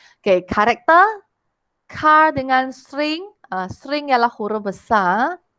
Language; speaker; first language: Malay; non-native, local second language; Chinese